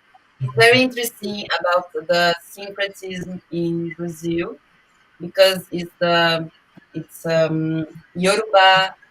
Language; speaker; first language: English; non-native, learner; Portuguese